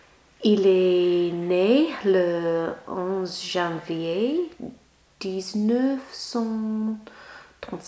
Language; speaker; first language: French; non-native, learner; English